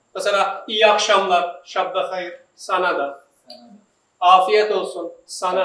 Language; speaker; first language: Turkish; non-native, fluent; Urdu